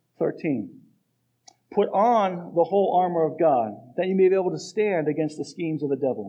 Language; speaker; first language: English; native; English